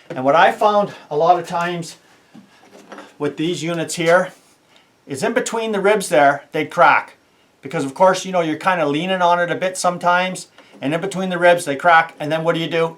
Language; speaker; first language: English; native; English